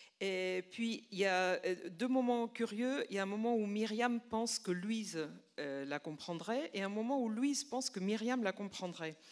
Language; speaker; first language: French; non-native, fluent; Spanish